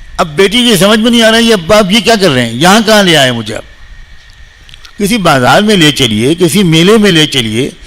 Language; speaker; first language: Urdu; native; Urdu